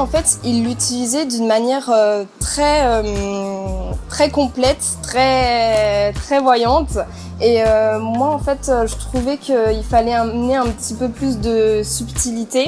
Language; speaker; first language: French; native; French